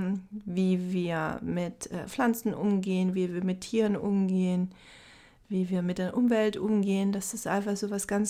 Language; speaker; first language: German; native; German